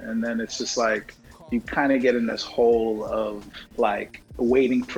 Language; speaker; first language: English; native; English